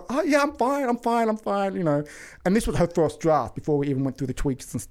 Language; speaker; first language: English; native; English